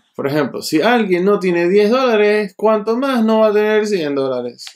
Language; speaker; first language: Spanish; early bilingual, heritage; Spanish